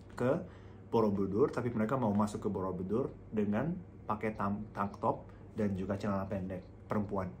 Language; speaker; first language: Indonesian; non-native, fluent; Japanese